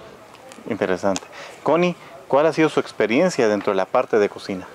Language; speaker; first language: Spanish; native; Spanish